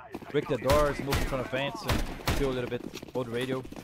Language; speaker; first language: English; non-native, fluent; Portuguese